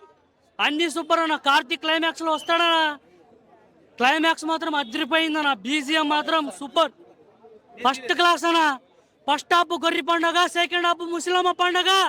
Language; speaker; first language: Telugu; native; Telugu